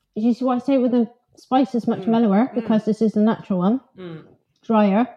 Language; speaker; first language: English; native; English